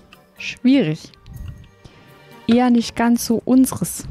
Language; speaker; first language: German; native; German